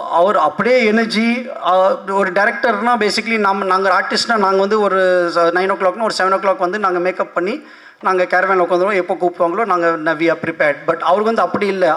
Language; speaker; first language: Tamil; non-native, local second language; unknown